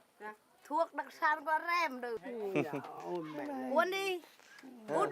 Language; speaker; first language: Vietnamese; non-native, local second language; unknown